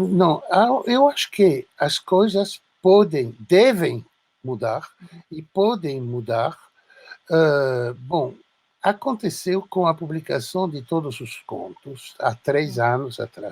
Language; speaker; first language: Portuguese; non-native, fluent; French